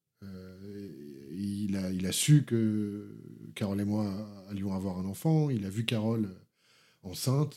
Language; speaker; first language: French; native; French